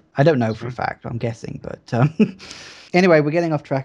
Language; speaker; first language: English; native; English